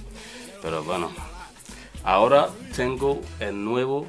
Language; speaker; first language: Spanish; non-native, learner; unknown